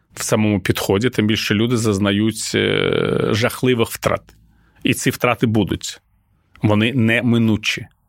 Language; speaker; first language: Ukrainian; non-native, local second language; Russian